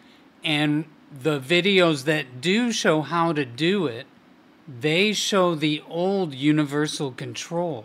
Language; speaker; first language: English; native; English